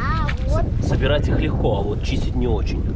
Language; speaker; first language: Russian; native; Russian